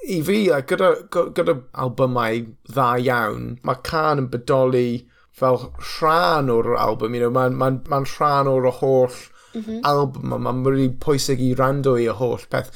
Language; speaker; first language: Welsh; non-native, local second language; English